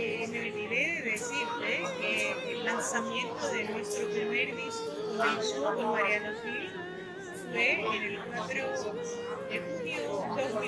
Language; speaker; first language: Spanish; non-native, fluent; Greek